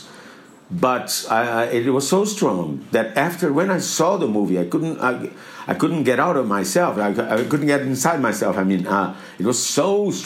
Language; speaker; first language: English; non-native, fluent; Portuguese